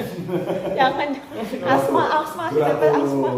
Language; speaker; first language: Indonesian; native; Indonesian